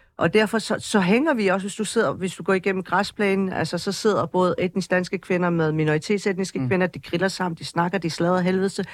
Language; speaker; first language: Danish; early bilingual, other home language; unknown